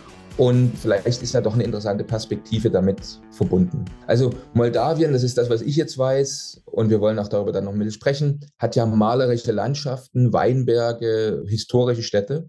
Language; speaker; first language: German; native; German